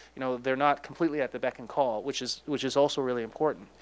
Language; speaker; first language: English; native; English